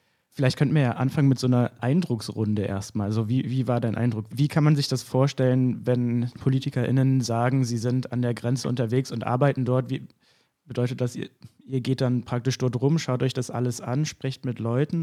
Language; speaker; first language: German; native; German